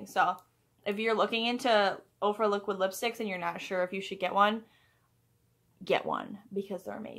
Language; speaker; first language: English; native; English